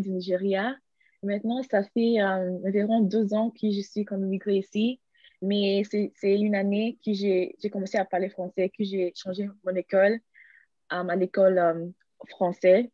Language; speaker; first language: French; non-native, learner; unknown